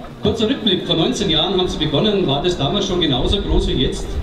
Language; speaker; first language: German; native; German